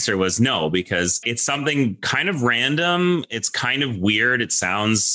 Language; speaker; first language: English; native; English